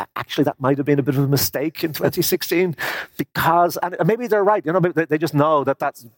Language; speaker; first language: English; native; English